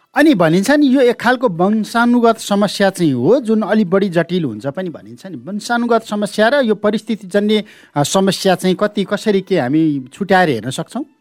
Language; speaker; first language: Nepali; native; Nepali